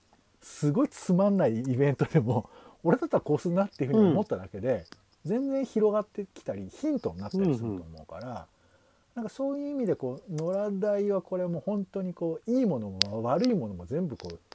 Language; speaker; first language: Japanese; native; Japanese